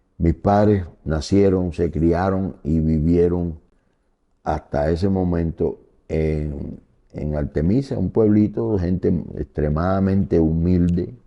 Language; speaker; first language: Spanish; native; Spanish